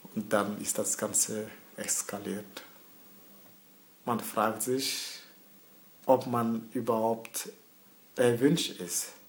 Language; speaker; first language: German; early bilingual, other home language; Mossi